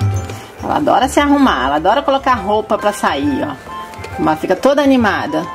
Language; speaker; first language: Portuguese; native; Portuguese